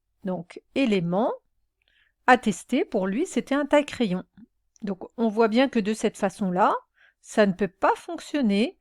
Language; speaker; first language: French; native; French